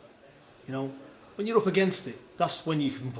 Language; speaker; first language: English; native; English